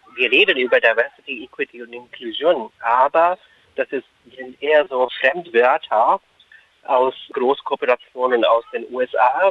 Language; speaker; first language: German; non-native, fluent; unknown